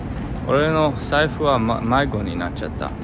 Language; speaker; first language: Japanese; non-native, learner; English